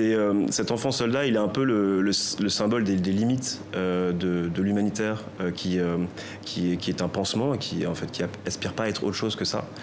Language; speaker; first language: French; native; French